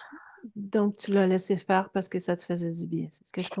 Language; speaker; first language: French; native; French